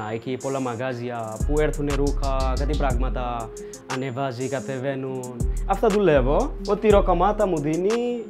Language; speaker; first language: Greek; non-native, learner; Bangla